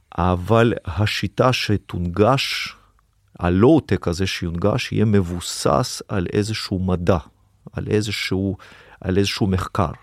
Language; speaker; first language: Hebrew; early bilingual, other home language; Russian